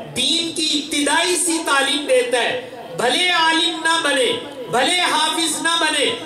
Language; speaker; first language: Urdu; non-native, local second language; Punjabi